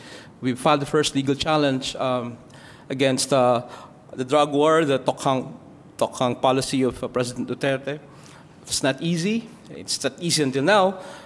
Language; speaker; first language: English; non-native, local second language; Filipino